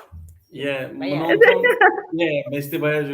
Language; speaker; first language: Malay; non-native, learner; Turkish